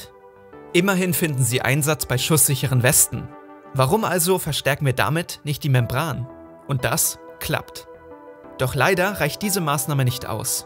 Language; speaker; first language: German; native; German